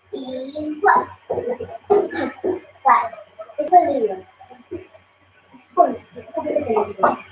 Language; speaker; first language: Spanish; early bilingual, other home language; Filipino